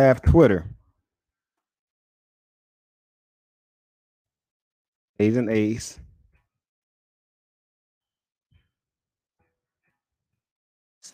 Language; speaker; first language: English; native; English